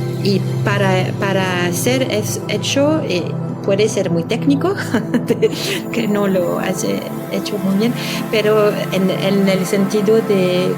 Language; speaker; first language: Spanish; non-native, fluent; French